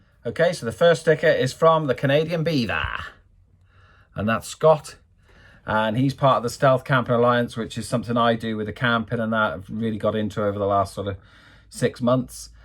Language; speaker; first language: English; native; English